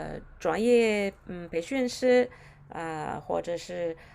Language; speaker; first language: Chinese; non-native, fluent; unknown